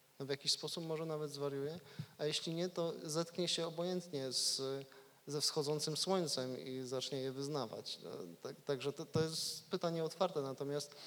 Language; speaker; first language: Polish; native; Polish